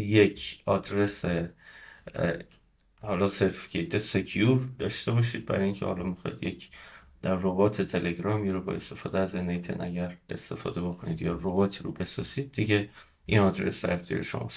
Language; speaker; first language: Persian; native; Persian